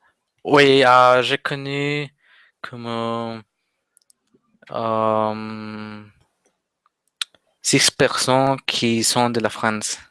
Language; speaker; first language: French; non-native, learner; Spanish